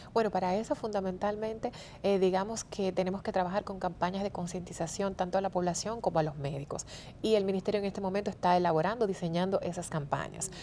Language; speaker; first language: Spanish; native; Spanish